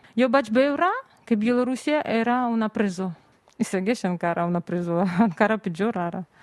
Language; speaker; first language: Catalan; non-native, fluent; Russian